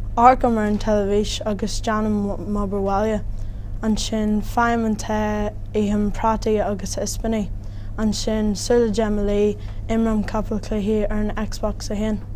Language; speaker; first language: Irish; non-native, local second language; English